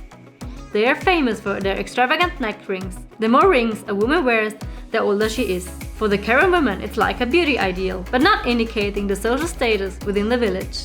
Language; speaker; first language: English; non-native, fluent; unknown